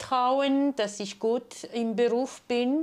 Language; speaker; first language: German; non-native, fluent; Georgian